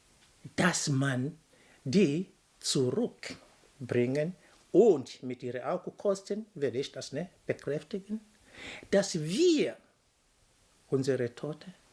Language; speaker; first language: German; non-native, fluent; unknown